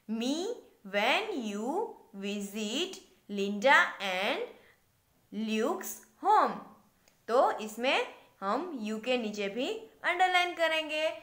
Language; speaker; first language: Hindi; non-native, local second language; Gujarati